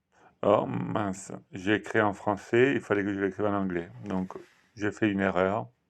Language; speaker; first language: French; non-native, fluent; Italian